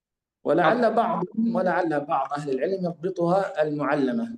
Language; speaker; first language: Arabic; native; Arabic